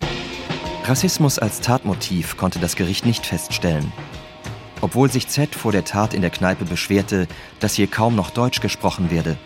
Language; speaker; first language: German; native; German